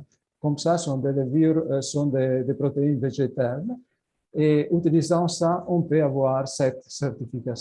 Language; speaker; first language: French; non-native, fluent; Italian